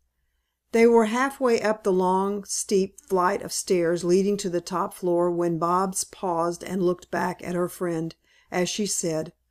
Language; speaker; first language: English; native; English